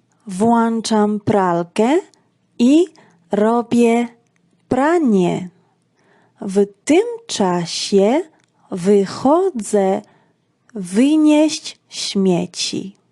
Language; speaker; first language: Polish; non-native, fluent; Georgian